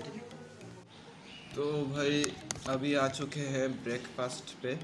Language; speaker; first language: Hindi; non-native, local second language; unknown